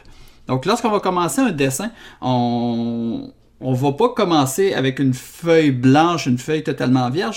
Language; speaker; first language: French; native; French